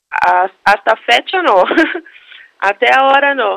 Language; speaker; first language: Spanish; non-native, learner; Portuguese